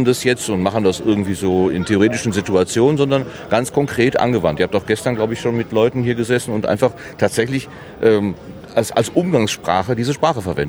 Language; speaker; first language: German; native; German